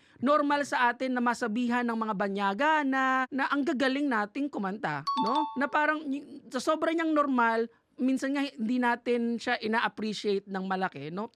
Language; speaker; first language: Filipino; native; Filipino